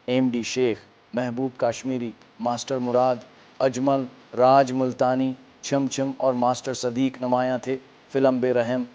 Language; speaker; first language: Urdu; native; Urdu